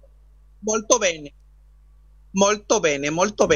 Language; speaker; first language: Italian; non-native, learner; Spanish